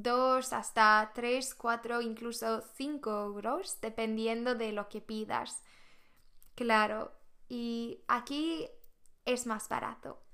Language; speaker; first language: Spanish; non-native, fluent; Swedish